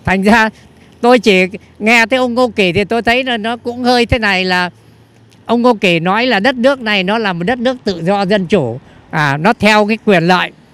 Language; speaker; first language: Vietnamese; native; Vietnamese